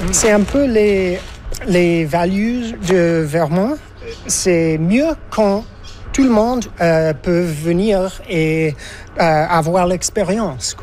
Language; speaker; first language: French; non-native, fluent; English